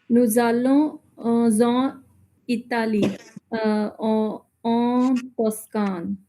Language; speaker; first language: French; non-native, learner; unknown